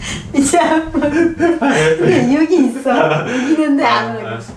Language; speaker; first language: Korean; non-native, learner; French